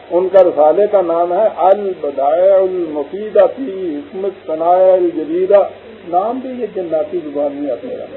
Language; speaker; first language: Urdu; non-native, local second language; Punjabi